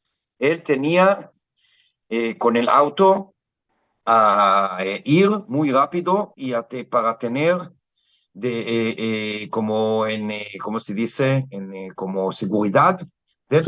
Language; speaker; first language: Spanish; non-native, fluent; Hebrew